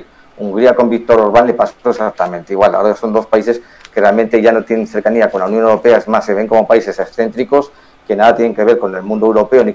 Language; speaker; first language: Spanish; native; Spanish